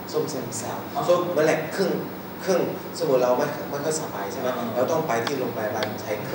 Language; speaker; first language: Thai; non-native, learner; Chinese